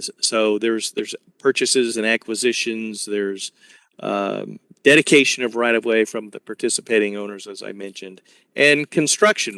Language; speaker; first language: English; native; English